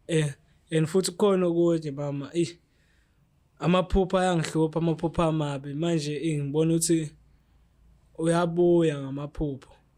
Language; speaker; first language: Zulu; native; Zulu